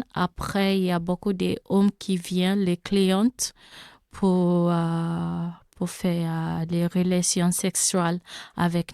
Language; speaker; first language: French; non-native, learner; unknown